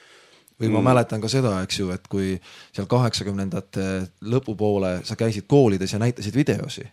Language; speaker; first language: Estonian; native; Estonian